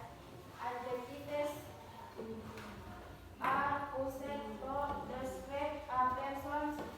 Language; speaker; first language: English; non-native, learner; Indonesian